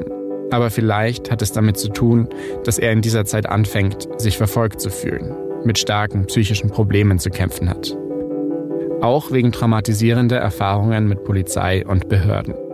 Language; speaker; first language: German; native; German